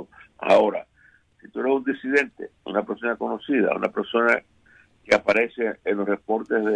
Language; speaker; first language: Spanish; native; Spanish